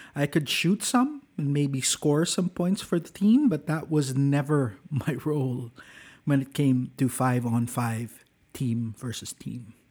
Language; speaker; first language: English; non-native, local second language; Cebuano